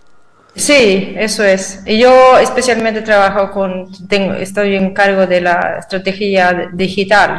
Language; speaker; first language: Spanish; non-native, fluent; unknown